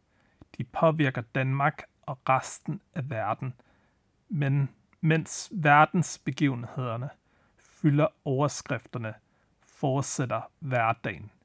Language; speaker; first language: Danish; native; Danish